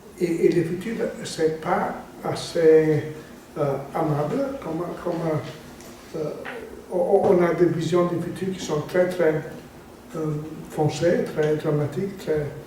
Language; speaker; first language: French; non-native, learner; Italian